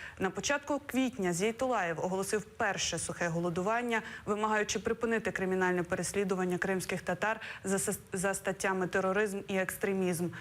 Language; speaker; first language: Ukrainian; native; Ukrainian